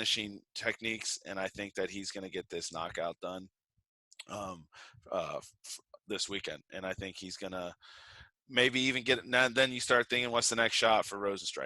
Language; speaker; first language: English; native; English